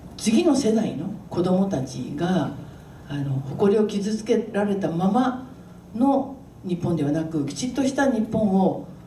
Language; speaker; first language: Japanese; native; Japanese